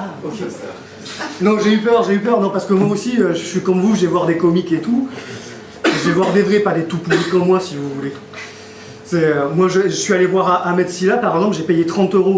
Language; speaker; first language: French; native; French